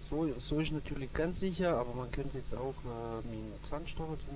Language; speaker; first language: German; native; German